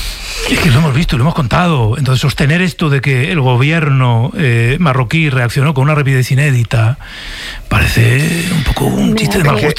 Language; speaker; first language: Spanish; native; Spanish